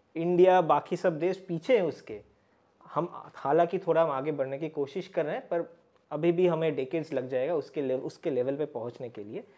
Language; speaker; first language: Hindi; native; Hindi